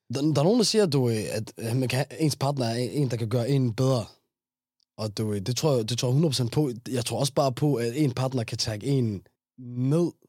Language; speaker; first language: Danish; early bilingual, other home language; Somali